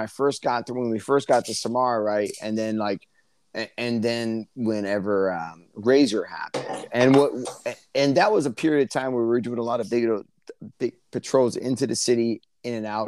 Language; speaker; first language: English; native; English